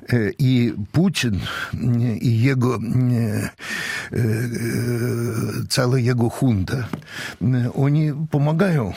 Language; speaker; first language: Polish; non-native, fluent; Russian